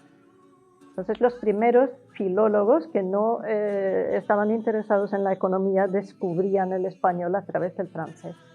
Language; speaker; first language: Spanish; non-native, fluent; Norwegian